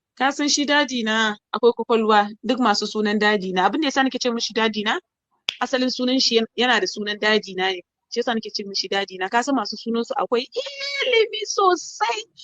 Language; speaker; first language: Hausa; non-native, local second language; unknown